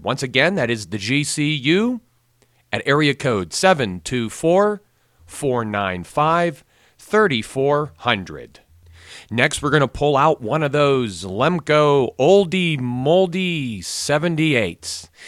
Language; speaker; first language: English; native; English